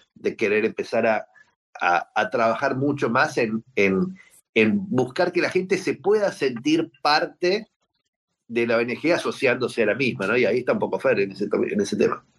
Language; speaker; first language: Spanish; native; Spanish